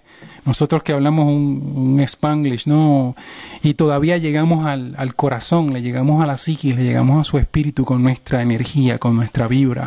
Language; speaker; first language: Spanish; native; Spanish